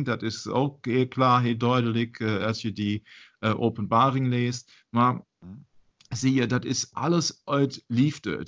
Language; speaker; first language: Dutch; non-native, learner; German